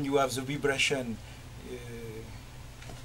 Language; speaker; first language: English; non-native, learner; French